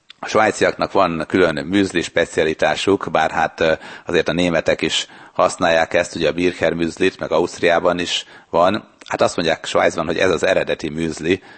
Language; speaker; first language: Hungarian; native; Hungarian